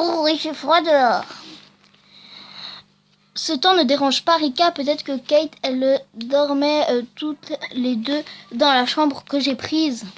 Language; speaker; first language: French; native; French